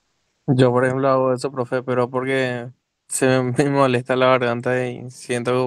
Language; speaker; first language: Spanish; native; Spanish